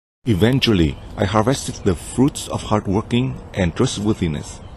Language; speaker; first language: English; non-native, fluent; Vietnamese